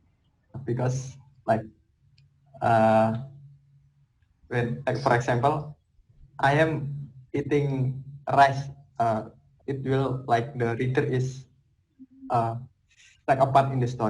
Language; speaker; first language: English; non-native, learner; Indonesian